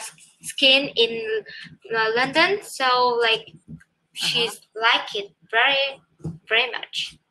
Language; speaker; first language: English; non-native, learner; Vietnamese